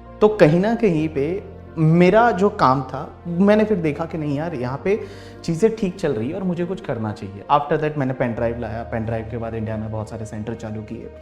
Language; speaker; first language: Hindi; native; Hindi